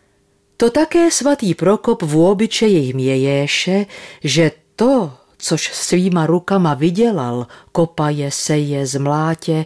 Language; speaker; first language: Czech; native; Czech